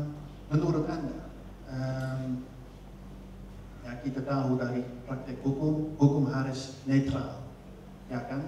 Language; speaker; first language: Indonesian; non-native, fluent; Dutch